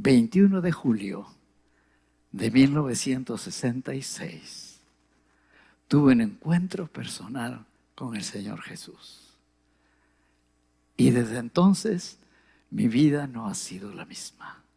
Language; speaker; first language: Spanish; native; Spanish